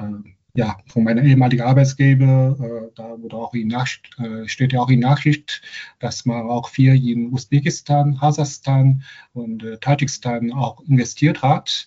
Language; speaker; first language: German; non-native, fluent; Chinese